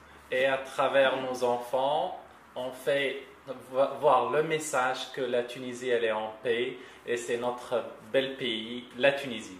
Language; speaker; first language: French; non-native, local second language; Arabic